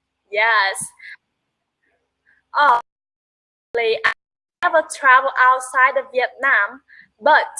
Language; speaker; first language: English; non-native, learner; Vietnamese